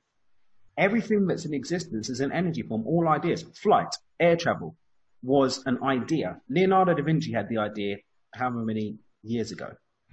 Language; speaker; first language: English; native; English